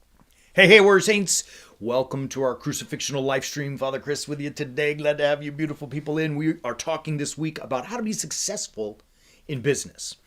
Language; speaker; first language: English; native; English